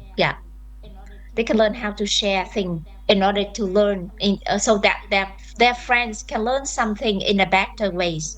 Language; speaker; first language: English; non-native, fluent; Vietnamese